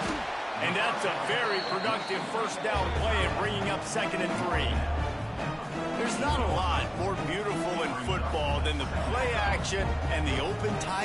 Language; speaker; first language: English; native; English